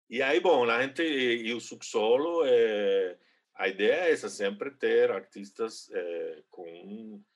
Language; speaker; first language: Portuguese; non-native, fluent; Spanish